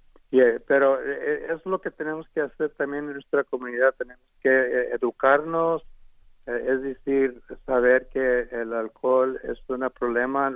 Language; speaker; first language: Spanish; early bilingual, heritage; Spanish